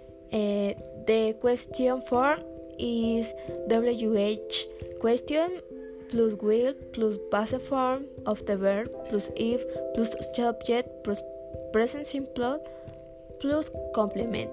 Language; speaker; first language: English; non-native, learner; Spanish